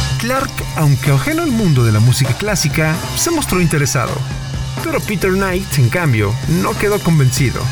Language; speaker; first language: Spanish; native; Spanish